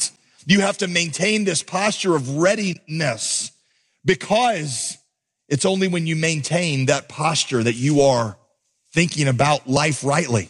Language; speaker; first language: English; native; English